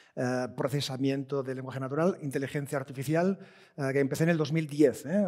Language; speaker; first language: Spanish; native; Spanish